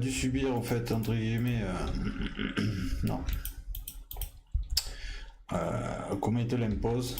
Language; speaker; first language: French; native; French